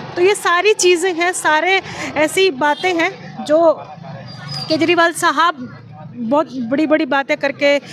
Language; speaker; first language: Hindi; native; Hindi